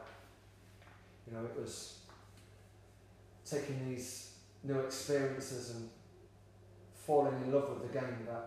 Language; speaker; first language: English; native; English